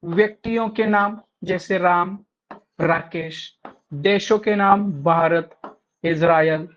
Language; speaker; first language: Hindi; non-native, local second language; Marathi